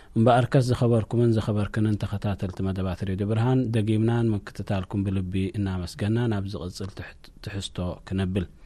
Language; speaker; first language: Tigrinya; native; Tigrinya